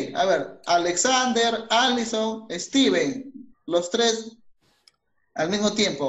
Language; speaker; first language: Spanish; native; Spanish